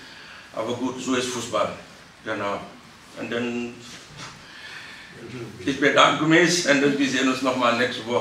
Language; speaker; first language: German; non-native, fluent; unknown